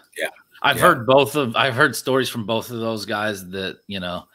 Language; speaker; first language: English; native; English